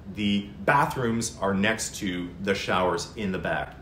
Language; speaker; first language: English; native; English